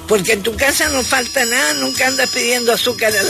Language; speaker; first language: Spanish; native; Spanish